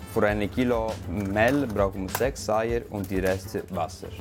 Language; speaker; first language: German; non-native, learner; Italian